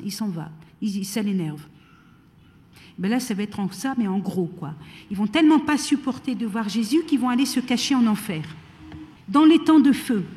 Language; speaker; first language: French; native; French